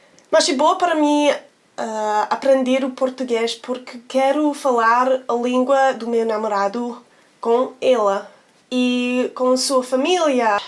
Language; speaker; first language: Portuguese; non-native, learner; English